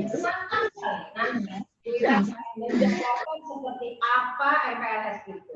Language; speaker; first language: Indonesian; native; Indonesian